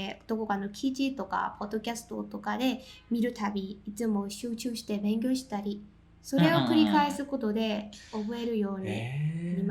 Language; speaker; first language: Japanese; non-native, fluent; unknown